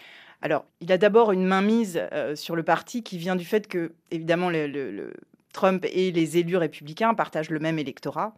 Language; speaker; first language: French; native; French